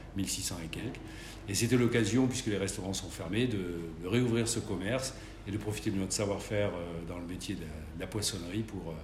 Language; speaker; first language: French; native; French